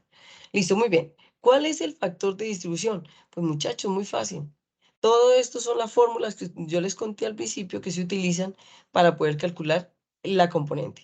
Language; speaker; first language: Spanish; native; Spanish